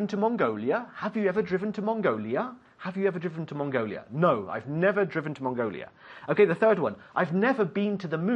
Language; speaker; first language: English; native; English